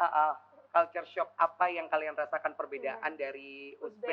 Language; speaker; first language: Indonesian; native; Indonesian